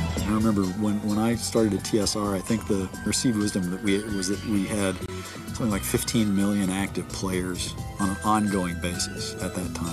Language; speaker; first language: English; native; English